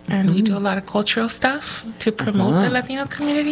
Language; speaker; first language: English; early bilingual, other home language; Spanish